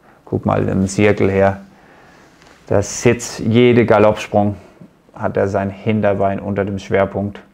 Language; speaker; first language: German; non-native, fluent; Danish